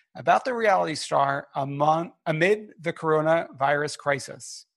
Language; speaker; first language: English; native; English